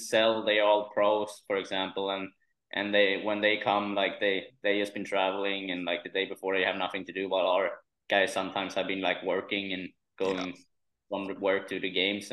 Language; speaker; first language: English; non-native, fluent; Swedish